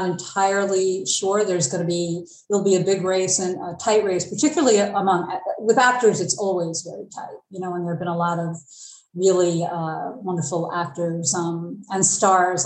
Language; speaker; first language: English; native; English